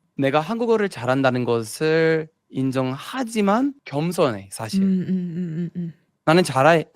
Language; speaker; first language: Korean; non-native, fluent; English